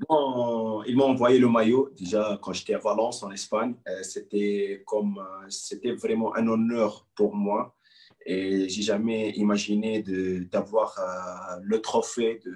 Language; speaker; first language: French; non-native, local second language; Arabic